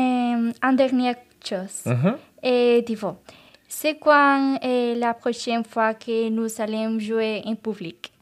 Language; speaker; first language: French; non-native, learner; Spanish